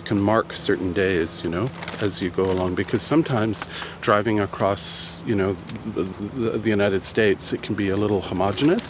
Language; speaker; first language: English; native; English